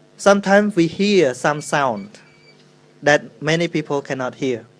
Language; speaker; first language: English; non-native, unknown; Khmer